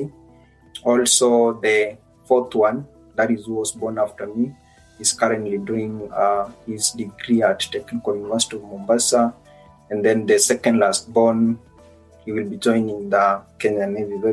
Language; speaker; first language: English; non-native, local second language; Luyia